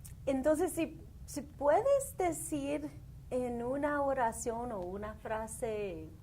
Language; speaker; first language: Spanish; early bilingual, heritage; Spanish